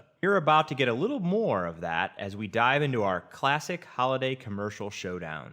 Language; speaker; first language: English; native; English